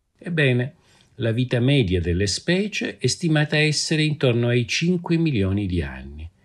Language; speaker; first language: Italian; native; Italian